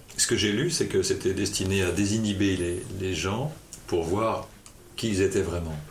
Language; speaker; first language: French; native; French